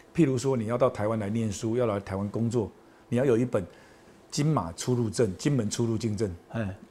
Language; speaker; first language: Chinese; non-native, local second language; Min Nan Chinese